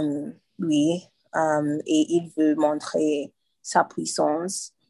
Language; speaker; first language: French; non-native, learner; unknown